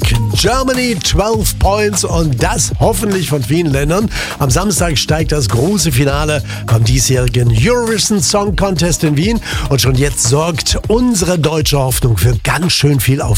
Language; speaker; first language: German; native; German